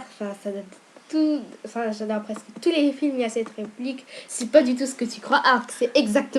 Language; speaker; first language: French; native; French